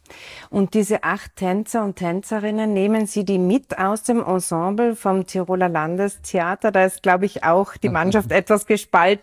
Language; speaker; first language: German; native; German